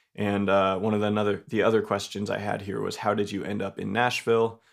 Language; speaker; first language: English; native; English